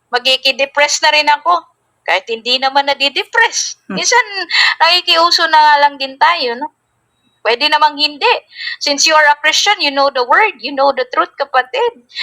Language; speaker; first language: Filipino; native; Filipino